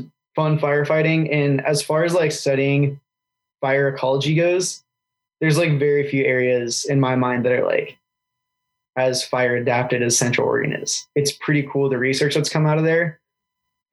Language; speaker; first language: English; native; English